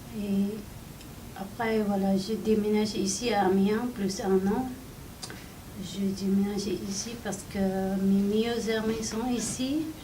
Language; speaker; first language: French; non-native, learner; Tibetan